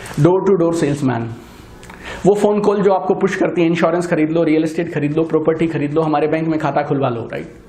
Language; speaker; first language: Hindi; native; Hindi